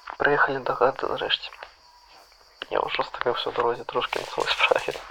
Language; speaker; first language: Belarusian; non-native, local second language; Russian